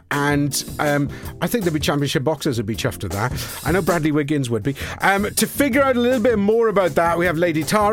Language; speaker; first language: English; native; English